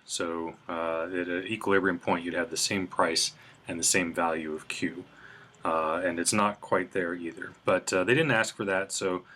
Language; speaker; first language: English; native; English